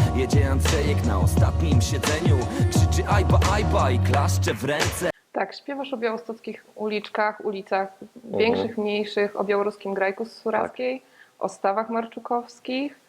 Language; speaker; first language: Polish; native; Polish